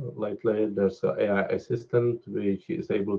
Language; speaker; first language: English; non-native, fluent; Czech